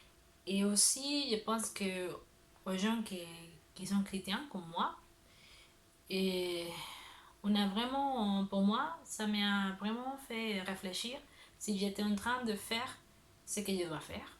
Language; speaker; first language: French; non-native, learner; Spanish